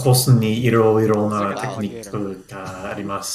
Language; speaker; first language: Japanese; non-native, learner; English